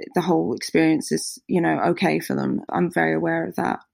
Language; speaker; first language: English; native; English